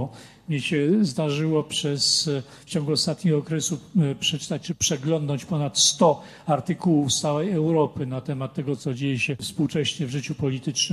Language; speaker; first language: Polish; native; Polish